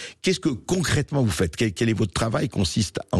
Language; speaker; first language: French; native; French